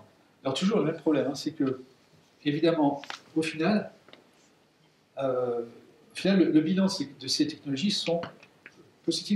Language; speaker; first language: French; native; French